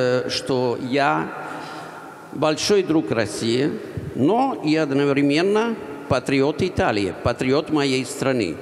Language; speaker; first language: Russian; non-native, fluent; Italian